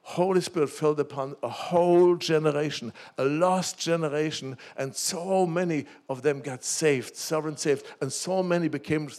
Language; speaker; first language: English; non-native, fluent; German